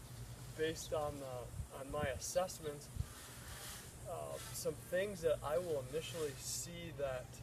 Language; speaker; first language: English; native; English